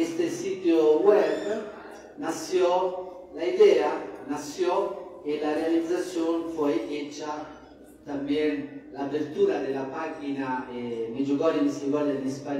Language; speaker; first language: Spanish; non-native, fluent; Italian